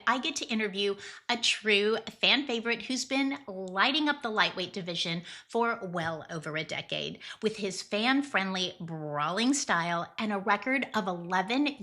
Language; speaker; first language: English; native; English